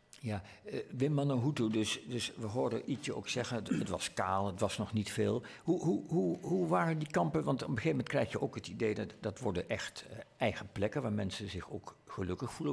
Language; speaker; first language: Dutch; native; Dutch